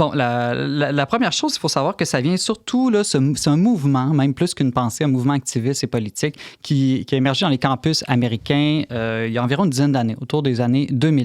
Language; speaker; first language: French; native; French